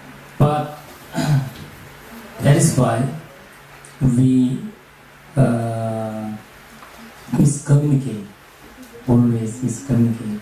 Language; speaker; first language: English; non-native, learner; Sinhala